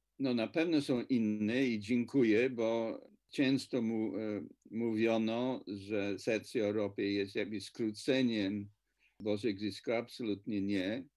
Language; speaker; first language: Polish; non-native, fluent; English